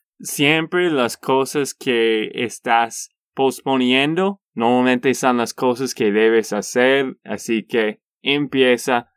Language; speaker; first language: Spanish; non-native, learner; English